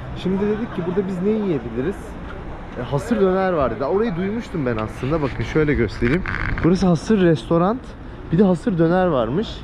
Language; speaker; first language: Turkish; native; Turkish